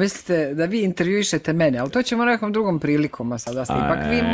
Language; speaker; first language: Croatian; native; Croatian